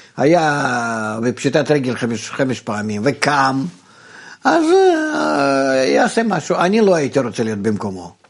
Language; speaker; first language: Hebrew; non-native, fluent; Russian